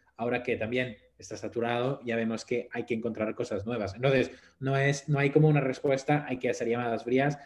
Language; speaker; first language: Spanish; non-native, fluent; Portuguese